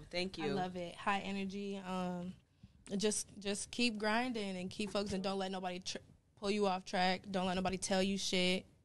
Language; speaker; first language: English; native; English